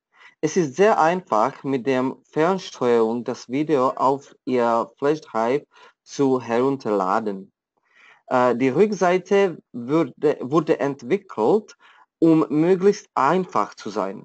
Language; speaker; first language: German; non-native, fluent; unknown